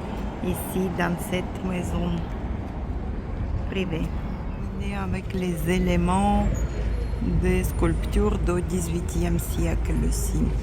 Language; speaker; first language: French; non-native, fluent; Russian